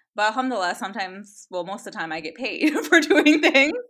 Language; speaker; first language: English; native; English